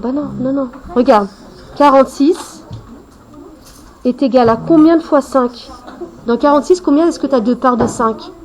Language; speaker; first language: French; native; French